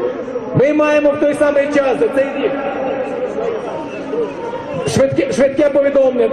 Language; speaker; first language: Ukrainian; native; Ukrainian